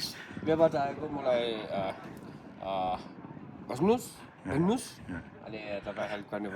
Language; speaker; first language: Nepali; non-native, learner; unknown